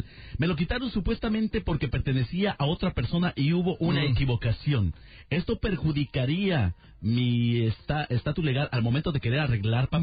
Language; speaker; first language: Spanish; native; Spanish